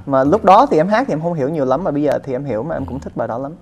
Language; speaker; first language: Vietnamese; early bilingual, other home language; English